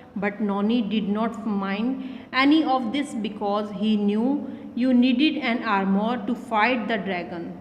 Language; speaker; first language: English; non-native, local second language; Hindi